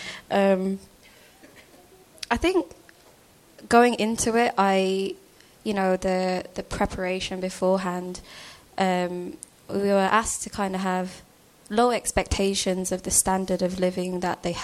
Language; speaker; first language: English; native; English